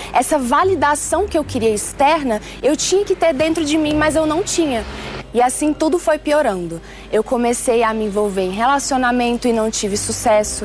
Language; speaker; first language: Portuguese; early bilingual, other home language; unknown